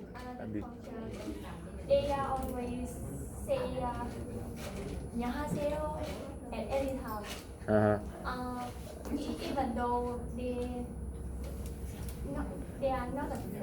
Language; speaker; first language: English; non-native, learner; Vietnamese